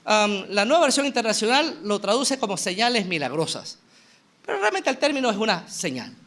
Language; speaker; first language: Spanish; native; Spanish